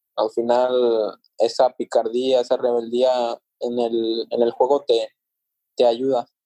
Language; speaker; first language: Spanish; native; Spanish